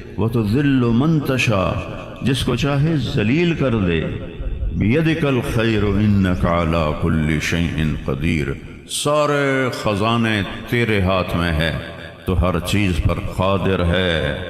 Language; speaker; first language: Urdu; non-native, local second language; Punjabi